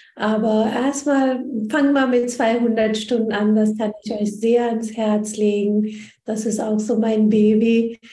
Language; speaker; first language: German; non-native, fluent; Hindi